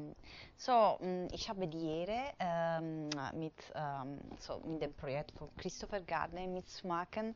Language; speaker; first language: German; non-native, fluent; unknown